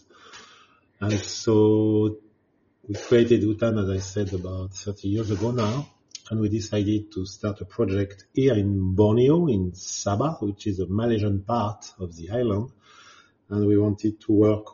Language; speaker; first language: English; non-native, fluent; French